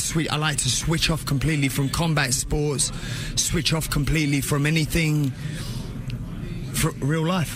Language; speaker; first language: English; early bilingual, other home language; Spanish